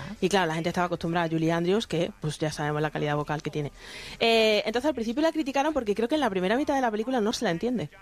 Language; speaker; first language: Spanish; native; Spanish